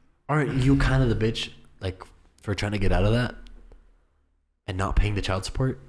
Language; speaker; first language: English; early bilingual, other home language; Spanish